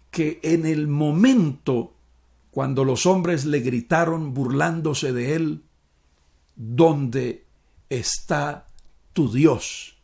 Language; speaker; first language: Spanish; native; Spanish